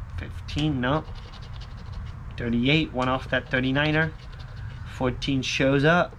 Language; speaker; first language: English; native; English